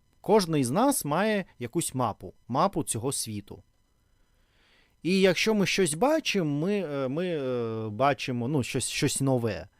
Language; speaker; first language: Ukrainian; non-native, learner; Russian